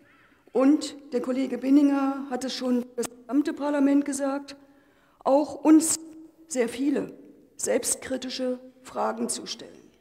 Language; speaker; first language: German; native; German